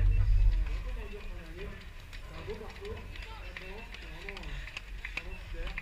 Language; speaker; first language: French; native; French